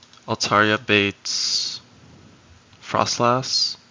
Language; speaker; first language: English; native; English